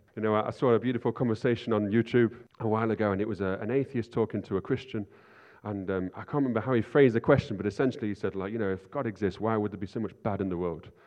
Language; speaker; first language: English; native; English